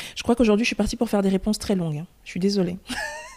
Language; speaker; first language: French; native; French